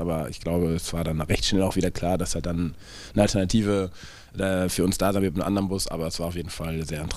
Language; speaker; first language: German; native; German